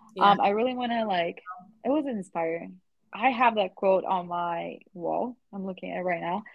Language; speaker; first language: English; non-native, fluent; Portuguese